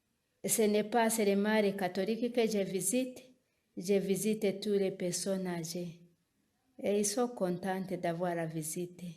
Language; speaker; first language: French; non-native, local second language; Kinyarwanda